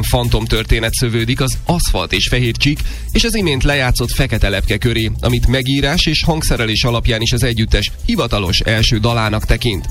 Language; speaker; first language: Hungarian; native; Hungarian